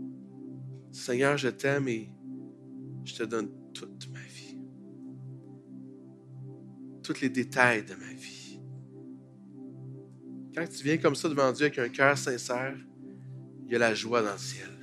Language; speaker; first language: French; native; French